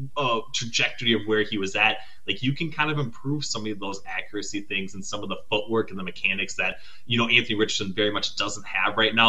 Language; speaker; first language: English; native; English